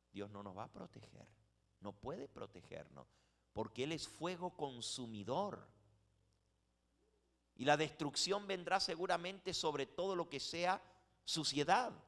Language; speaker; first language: Spanish; native; Spanish